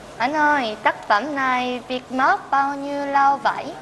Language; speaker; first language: Vietnamese; non-native, learner; Korean